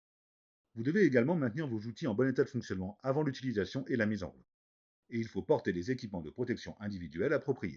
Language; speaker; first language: French; native; French